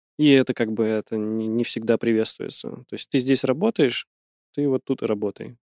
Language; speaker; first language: Russian; early bilingual, heritage; Russian